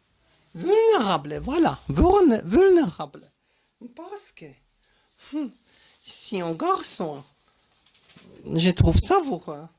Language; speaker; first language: French; non-native, learner; German